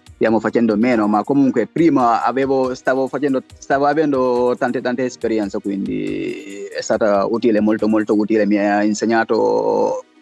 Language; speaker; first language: Italian; non-native, fluent; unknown